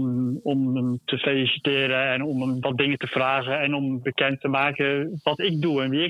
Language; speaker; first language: Dutch; native; Dutch